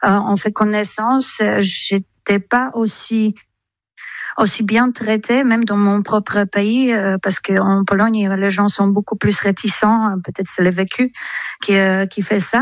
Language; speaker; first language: French; non-native, fluent; Polish